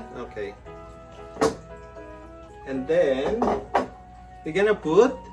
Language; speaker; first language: English; non-native, local second language; Filipino